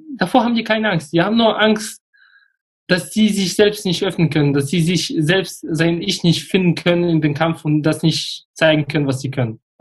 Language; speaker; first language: German; early bilingual, other home language; Russian